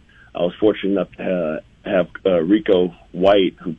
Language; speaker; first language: English; native; English